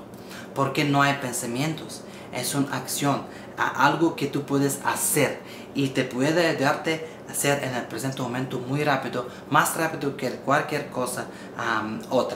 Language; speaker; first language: Spanish; non-native, learner; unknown